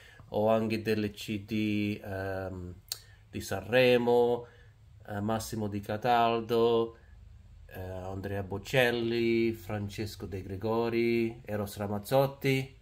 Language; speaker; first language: Italian; early bilingual, heritage; Italian